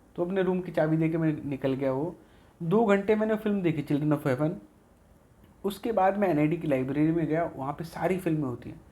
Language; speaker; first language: Hindi; non-native, local second language; Haryanvi